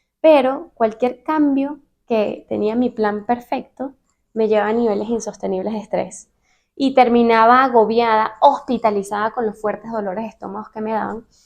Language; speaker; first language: Spanish; native; Spanish